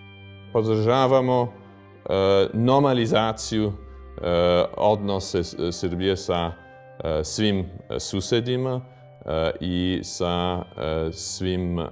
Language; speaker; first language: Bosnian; non-native, fluent; English